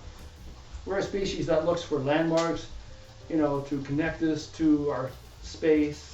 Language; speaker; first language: English; native; English